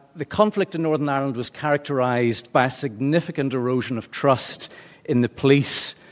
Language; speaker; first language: English; native; English